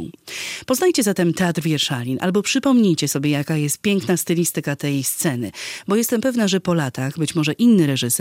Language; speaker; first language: Polish; native; Polish